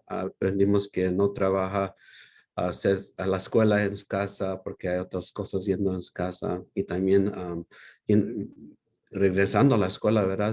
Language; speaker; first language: Spanish; early bilingual, heritage; Spanish